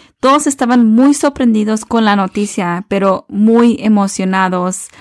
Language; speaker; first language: Spanish; early bilingual, heritage; Spanish